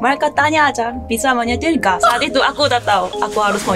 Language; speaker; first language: Indonesian; non-native, fluent; Korean